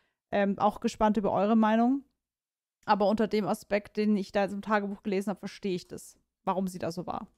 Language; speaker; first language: German; native; German